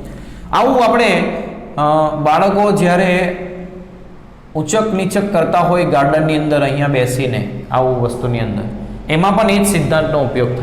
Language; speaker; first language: Gujarati; native; Gujarati